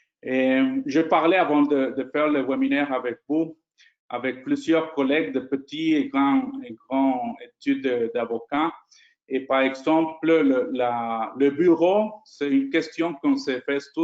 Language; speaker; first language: French; non-native, fluent; Spanish